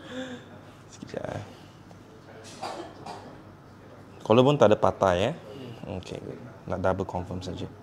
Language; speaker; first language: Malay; non-native, local second language; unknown